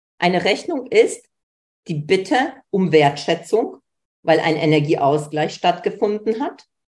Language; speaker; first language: German; early bilingual, other home language; Polish